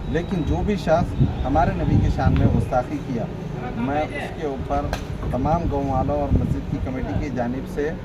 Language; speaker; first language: Hindi; non-native, local second language; Urdu